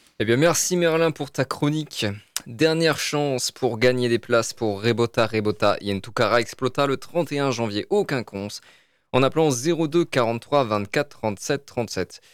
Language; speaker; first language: French; native; French